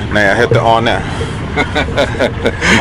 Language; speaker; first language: Swedish; non-native, learner; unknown